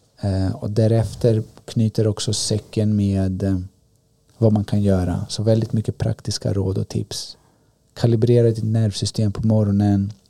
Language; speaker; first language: Swedish; early bilingual, other home language; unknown